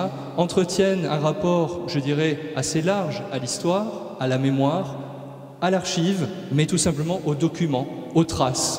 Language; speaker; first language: French; native; French